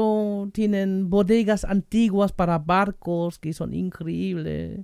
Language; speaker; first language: Spanish; non-native, fluent; German